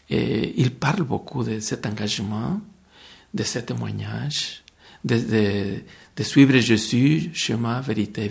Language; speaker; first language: French; non-native, fluent; Spanish